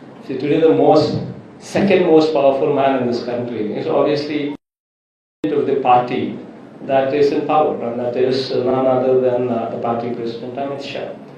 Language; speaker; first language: English; non-native, local second language; Telugu